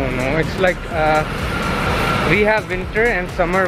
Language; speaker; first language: English; non-native, local second language; Hindi